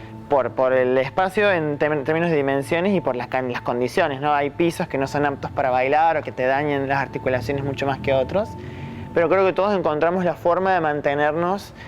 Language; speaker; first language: Spanish; native; Spanish